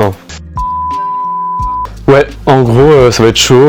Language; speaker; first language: French; native; French